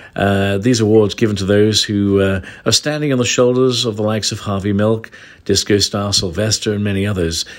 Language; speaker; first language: English; native; English